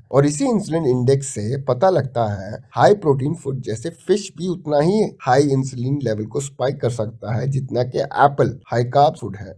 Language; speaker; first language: Hindi; native; Hindi